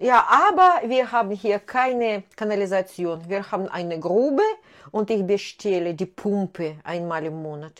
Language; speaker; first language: German; non-native, fluent; Russian